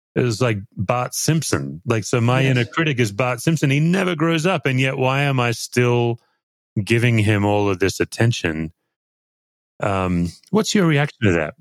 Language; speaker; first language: English; native; English